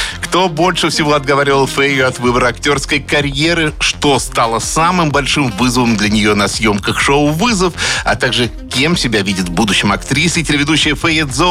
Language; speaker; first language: Russian; native; Russian